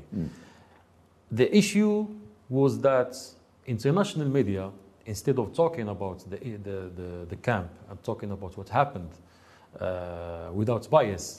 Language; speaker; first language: English; non-native, fluent; Arabic